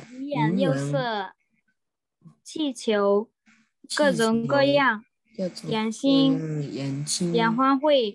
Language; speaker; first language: Chinese; non-native, learner; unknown